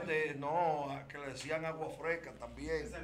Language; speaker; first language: Spanish; native; Spanish